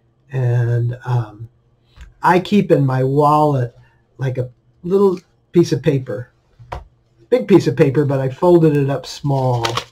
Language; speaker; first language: English; native; English